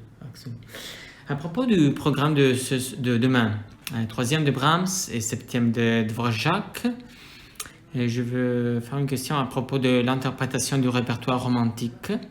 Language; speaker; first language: French; non-native, fluent; Italian